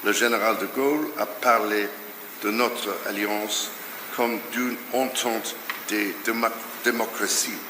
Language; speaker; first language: French; non-native, fluent; English